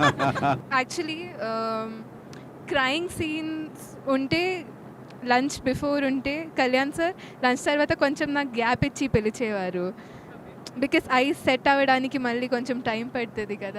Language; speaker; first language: Telugu; non-native, fluent; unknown